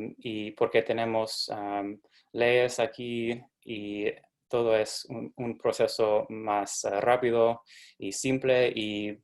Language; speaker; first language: Spanish; non-native, fluent; English